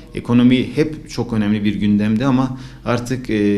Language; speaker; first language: Turkish; native; Turkish